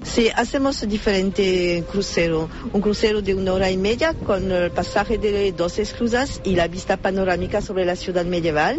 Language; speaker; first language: Spanish; non-native, fluent; French